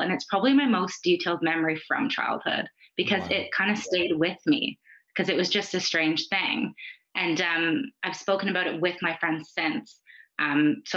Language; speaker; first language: English; native; English